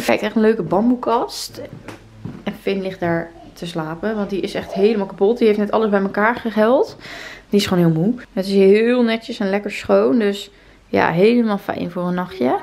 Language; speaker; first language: Dutch; native; Dutch